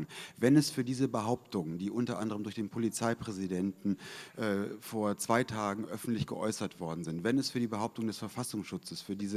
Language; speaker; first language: German; native; German